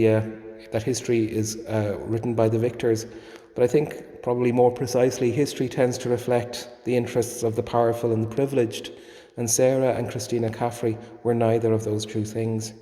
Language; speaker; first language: English; native; English